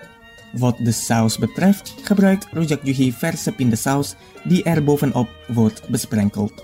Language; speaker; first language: Dutch; non-native, fluent; Indonesian